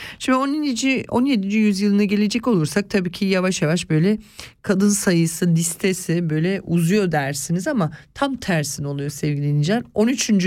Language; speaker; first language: Turkish; early bilingual, other home language; Swiss German